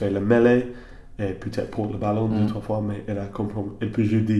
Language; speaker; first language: French; non-native, learner; English